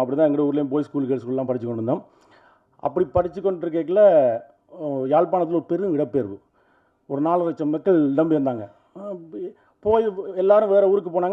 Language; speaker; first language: Tamil; native; Tamil